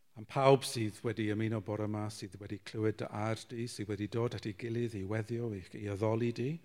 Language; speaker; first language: Welsh; non-native, local second language; English